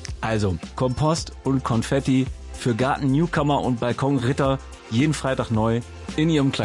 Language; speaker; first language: German; native; German